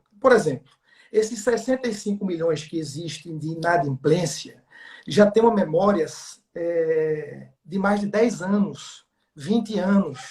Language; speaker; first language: Portuguese; native; Portuguese